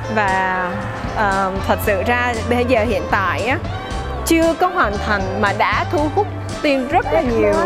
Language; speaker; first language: Vietnamese; early bilingual, heritage; Vietnamese